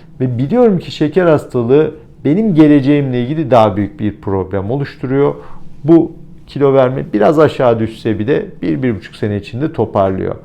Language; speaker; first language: Turkish; native; Turkish